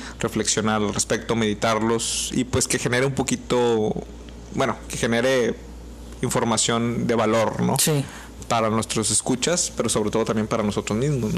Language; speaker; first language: Spanish; native; Spanish